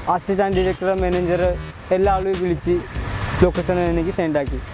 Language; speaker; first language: Malayalam; non-native, local second language; Odia